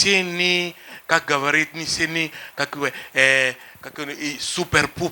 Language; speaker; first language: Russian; non-native, fluent; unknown